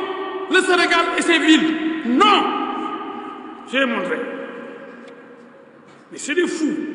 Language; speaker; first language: French; non-native, local second language; Wolof